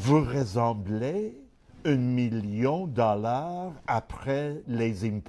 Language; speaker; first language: French; non-native, learner; English